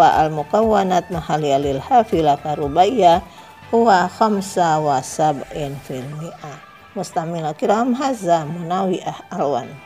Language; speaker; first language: Arabic; non-native, learner; Indonesian